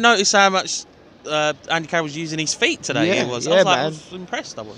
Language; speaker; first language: English; native; English